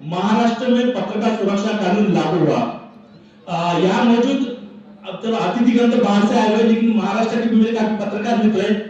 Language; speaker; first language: Hindi; non-native, local second language; Marathi